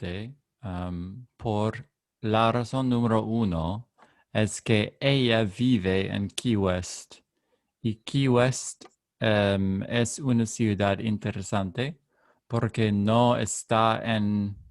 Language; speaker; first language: Spanish; non-native, learner; English